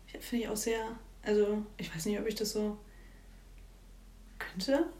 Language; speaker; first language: German; native; German